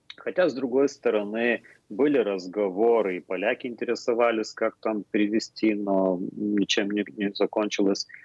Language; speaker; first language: Russian; non-native, fluent; Lithuanian